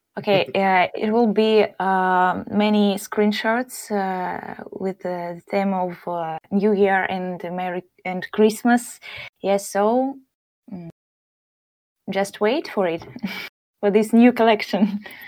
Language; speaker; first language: English; non-native, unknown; Russian